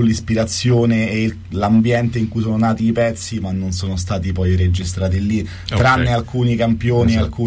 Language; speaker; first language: Italian; native; Italian